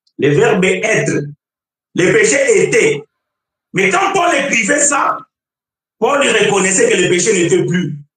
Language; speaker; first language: French; non-native, fluent; Portuguese